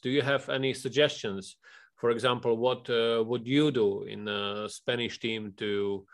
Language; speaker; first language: English; non-native, fluent; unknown